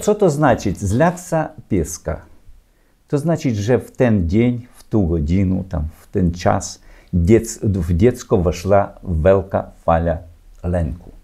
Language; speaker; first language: Polish; non-native, learner; Ukrainian